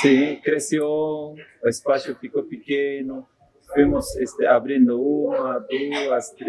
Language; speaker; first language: Portuguese; non-native, fluent; Spanish